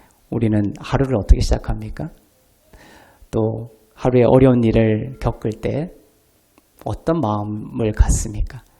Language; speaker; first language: Korean; native; Korean